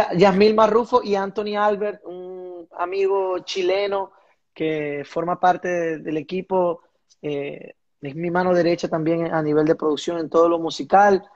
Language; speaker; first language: Spanish; native; Spanish